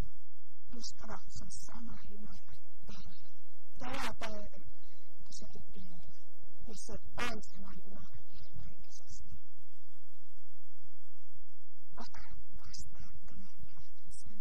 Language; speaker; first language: Finnish; early bilingual, heritage; Finnish